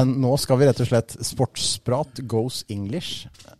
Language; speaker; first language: Norwegian; native; Norwegian